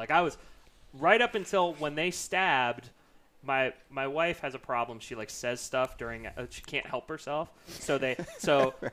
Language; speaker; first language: English; native; English